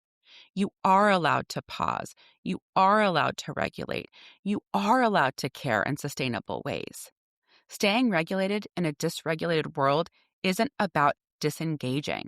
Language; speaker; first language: English; native; English